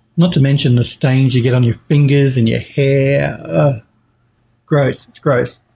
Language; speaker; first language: English; native; English